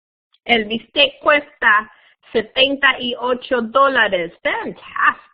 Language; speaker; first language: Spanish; non-native, fluent; English